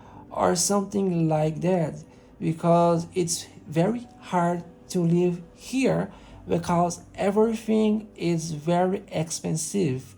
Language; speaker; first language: English; non-native, learner; Portuguese